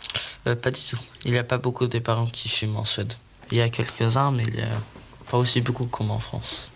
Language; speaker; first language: French; non-native, learner; Swedish